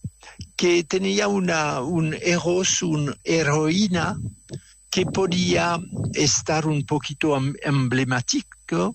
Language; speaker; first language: Spanish; non-native, fluent; French